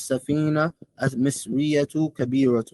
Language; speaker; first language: Arabic; non-native, learner; English